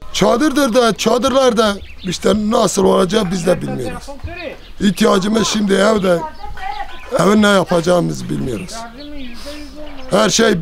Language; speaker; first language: Turkish; non-native, local second language; Kurdish